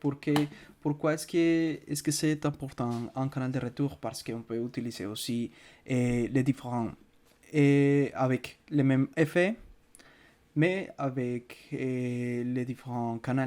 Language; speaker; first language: French; non-native, fluent; Spanish